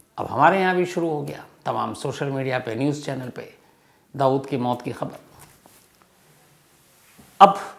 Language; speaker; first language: Hindi; native; Hindi